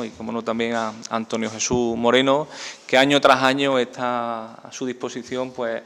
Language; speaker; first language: Spanish; native; Spanish